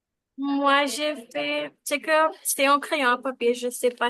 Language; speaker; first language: French; non-native, learner; Spanish